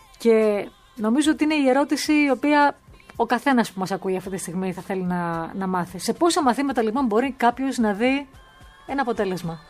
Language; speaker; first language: Greek; native; Greek